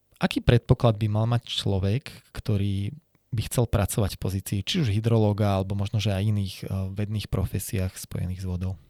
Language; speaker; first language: Slovak; native; Slovak